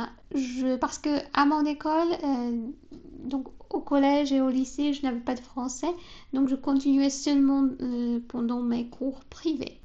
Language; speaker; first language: French; non-native, fluent; Polish